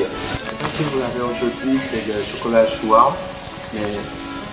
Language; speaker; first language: French; non-native, fluent; Chinese